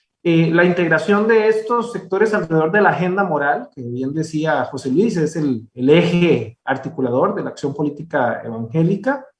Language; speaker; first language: Spanish; native; Spanish